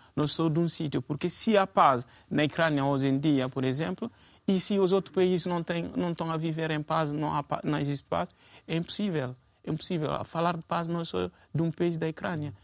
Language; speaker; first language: Portuguese; non-native, fluent; Fula